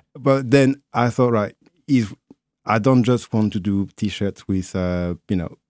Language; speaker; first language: English; non-native, fluent; French